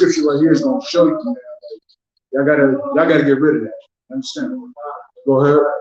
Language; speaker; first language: English; native; English